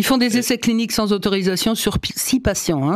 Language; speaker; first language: French; native; French